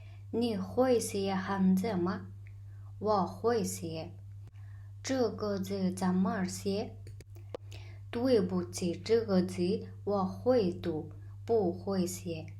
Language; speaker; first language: Chinese; non-native, fluent; Mongolian